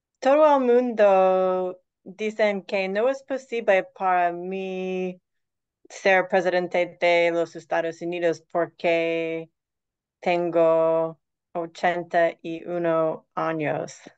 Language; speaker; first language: Spanish; non-native, learner; English